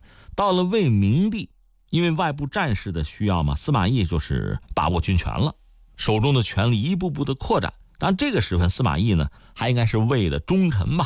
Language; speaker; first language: Chinese; native; Chinese